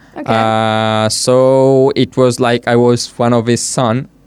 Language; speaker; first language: English; non-native, fluent; Italian